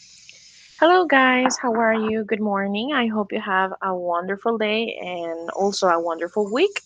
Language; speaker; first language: English; non-native, fluent; Spanish